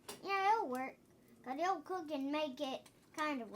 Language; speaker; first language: English; native; English